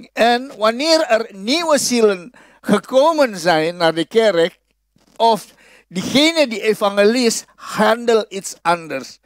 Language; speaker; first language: Dutch; non-native, fluent; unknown